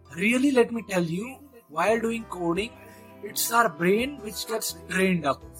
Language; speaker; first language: English; non-native, local second language; Hindi